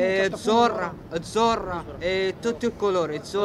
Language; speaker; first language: Italian; non-native, learner; Arabic